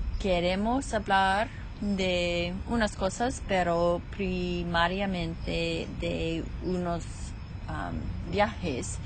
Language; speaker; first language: Spanish; non-native, fluent; English